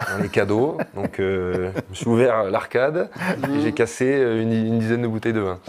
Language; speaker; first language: French; native; French